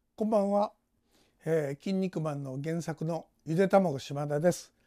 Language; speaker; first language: Japanese; native; Japanese